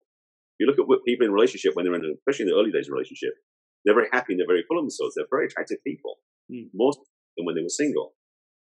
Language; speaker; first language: English; native; English